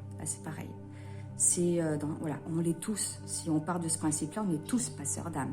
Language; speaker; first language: French; native; French